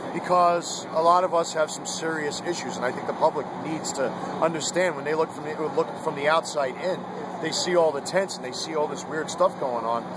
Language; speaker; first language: English; native; English